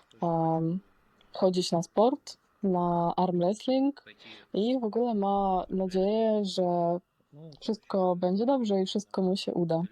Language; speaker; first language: Polish; non-native, fluent; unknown